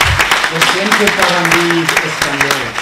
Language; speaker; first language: Spanish; non-native, learner; French